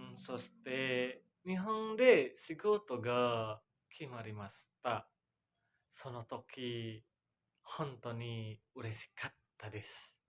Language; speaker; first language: Japanese; non-native, learner; Indonesian